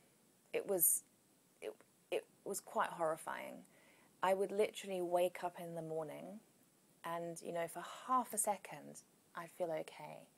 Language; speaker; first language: English; native; English